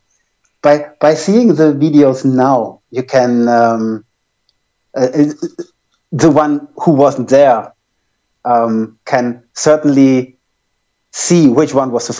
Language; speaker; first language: English; non-native, fluent; German